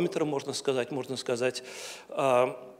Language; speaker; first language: Russian; native; Russian